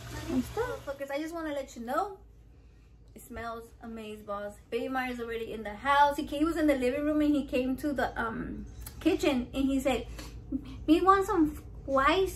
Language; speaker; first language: English; early bilingual, other home language; Spanish